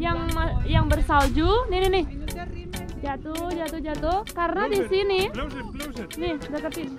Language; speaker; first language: Indonesian; non-native, fluent; Spanish